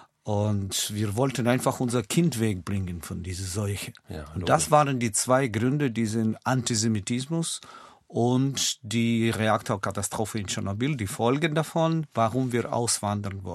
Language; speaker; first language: German; non-native, fluent; Russian